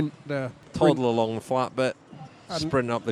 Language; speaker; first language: English; native; English